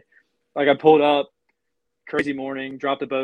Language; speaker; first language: English; native; English